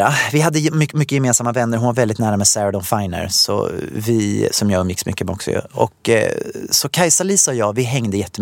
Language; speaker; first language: Swedish; native; Swedish